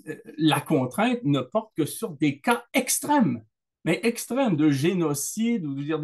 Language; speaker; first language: French; native; French